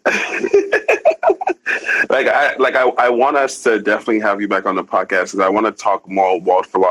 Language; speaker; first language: English; non-native, local second language; Igbo